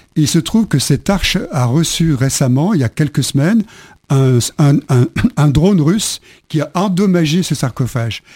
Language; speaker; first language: French; native; French